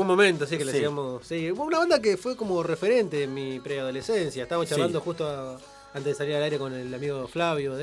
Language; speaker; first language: Spanish; native; Spanish